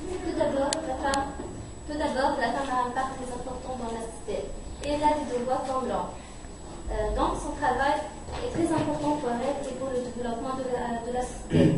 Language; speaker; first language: French; non-native, learner; Arabic